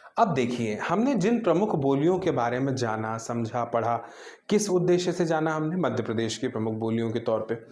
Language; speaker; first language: Hindi; native; Hindi